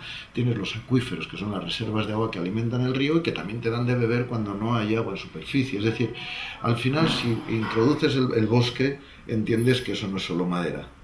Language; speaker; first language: Spanish; native; Spanish